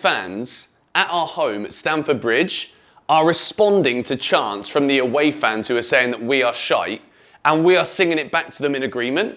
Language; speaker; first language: English; native; English